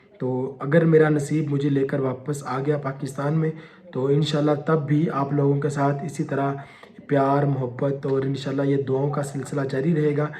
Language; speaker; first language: Urdu; non-native, local second language; Punjabi